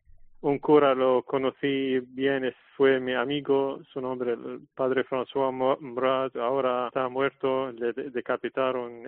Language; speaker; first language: Spanish; non-native, learner; Arabic